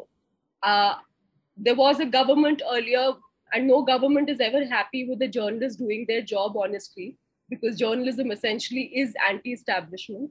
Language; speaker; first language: English; non-native, local second language; Hindi